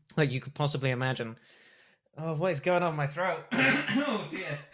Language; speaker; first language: English; native; English